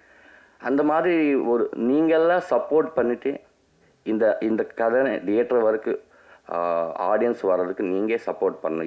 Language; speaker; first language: Tamil; non-native, learner; Telugu